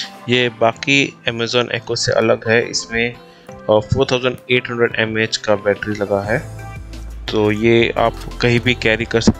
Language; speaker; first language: Hindi; native; Hindi